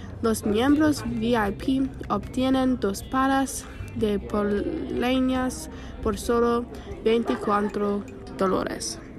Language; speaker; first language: Spanish; non-native, learner; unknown